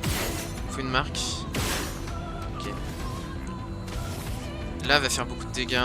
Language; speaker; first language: French; native; French